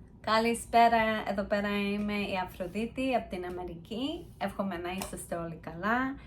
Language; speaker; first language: Greek; early bilingual, heritage; Greek